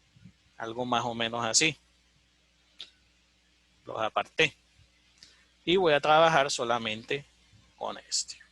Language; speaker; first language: Spanish; native; Spanish